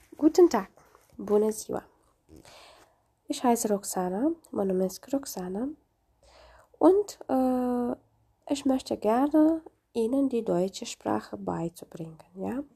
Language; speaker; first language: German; non-native, fluent; Romanian